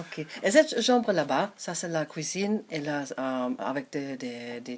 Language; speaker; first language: French; non-native, learner; German